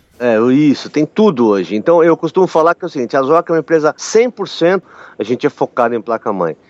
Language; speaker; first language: Portuguese; native; Portuguese